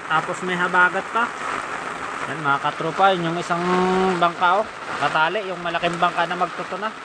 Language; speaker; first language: Filipino; native; Filipino